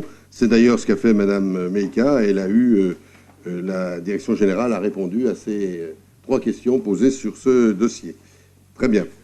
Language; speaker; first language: French; native; French